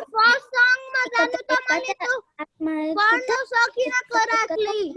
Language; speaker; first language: Nepali; early bilingual, heritage; Nepali